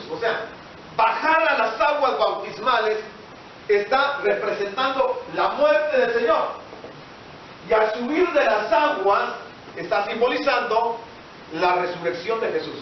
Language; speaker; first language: Spanish; native; Spanish